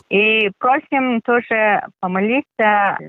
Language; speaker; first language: Russian; non-native, fluent; Mongolian